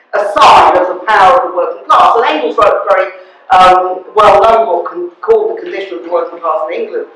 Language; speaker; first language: English; native; English